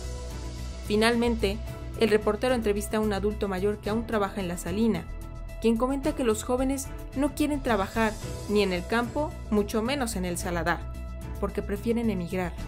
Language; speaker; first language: Spanish; native; Spanish